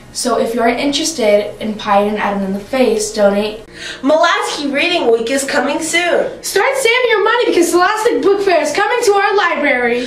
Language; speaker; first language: English; native; English